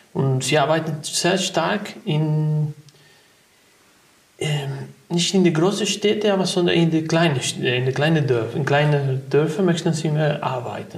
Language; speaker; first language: German; non-native, learner; Spanish